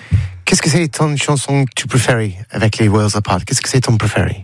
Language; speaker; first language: French; non-native, learner; English